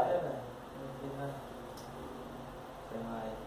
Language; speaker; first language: Portuguese; native; Portuguese